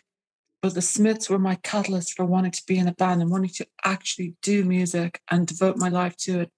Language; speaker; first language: English; native; English